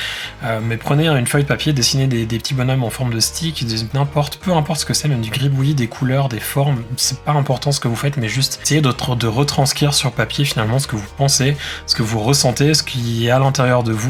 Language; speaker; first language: French; native; French